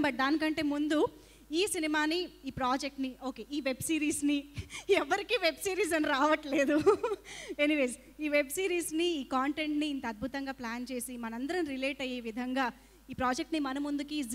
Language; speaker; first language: Telugu; native; Telugu